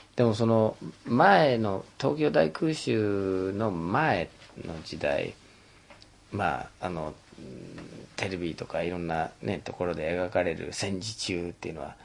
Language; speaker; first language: Japanese; non-native, fluent; English